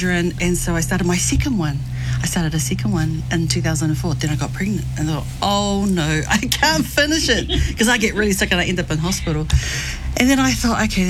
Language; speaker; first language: English; native; English